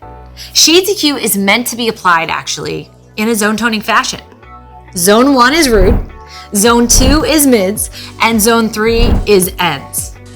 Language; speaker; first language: English; native; English